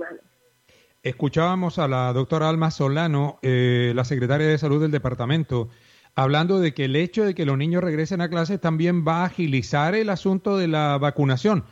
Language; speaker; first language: Spanish; native; Spanish